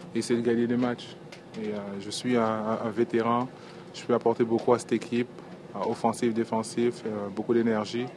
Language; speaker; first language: French; native; French